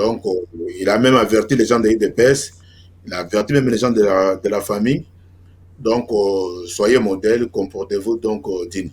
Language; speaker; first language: French; non-native, local second language; Lingala